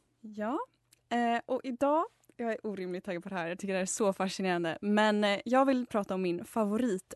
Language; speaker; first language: Swedish; native; Swedish